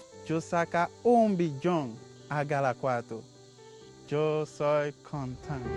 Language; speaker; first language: Spanish; non-native, learner; Haitian Creole